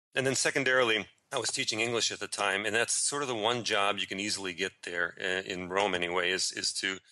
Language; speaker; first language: English; native; English